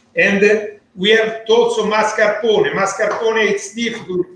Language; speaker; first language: English; non-native, learner; Italian